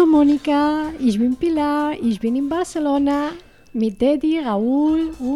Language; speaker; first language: German; non-native, learner; Spanish